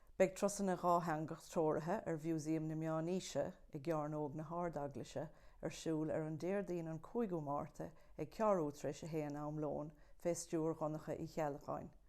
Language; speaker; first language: Irish; native; Irish